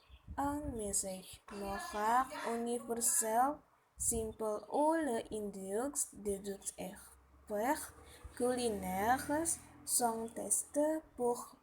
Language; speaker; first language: French; non-native, learner; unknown